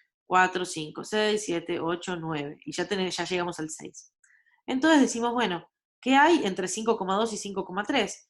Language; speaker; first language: Spanish; native; Spanish